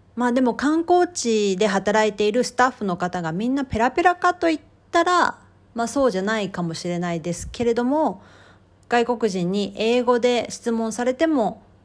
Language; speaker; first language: Japanese; native; Japanese